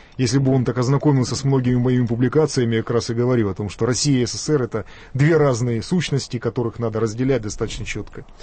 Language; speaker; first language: Russian; native; Russian